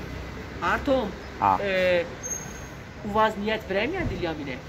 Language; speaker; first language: Russian; non-native, learner; Turkish